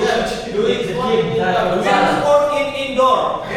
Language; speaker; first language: English; non-native, learner; Indonesian